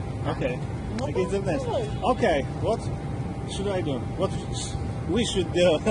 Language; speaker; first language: English; non-native, learner; Polish